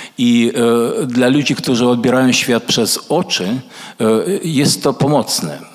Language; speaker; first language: Polish; early bilingual, other home language; Russian